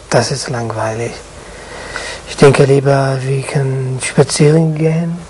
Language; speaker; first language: German; non-native, learner; Arabic